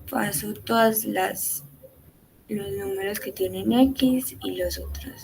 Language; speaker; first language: Spanish; native; Spanish